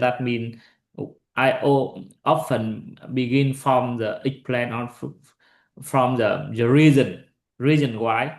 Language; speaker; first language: English; non-native, learner; Vietnamese